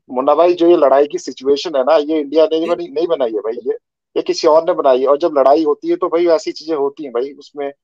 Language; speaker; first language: Hindi; native; Hindi